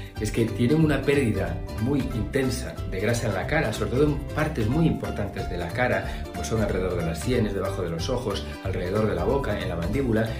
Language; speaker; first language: Spanish; native; Spanish